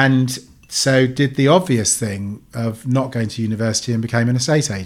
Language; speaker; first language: English; native; English